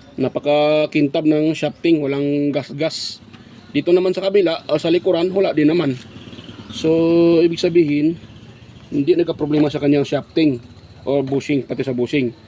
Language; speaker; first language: Filipino; non-native, local second language; Cebuano